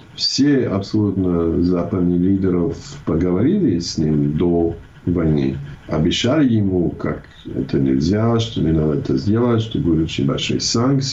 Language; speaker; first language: Russian; non-native, fluent; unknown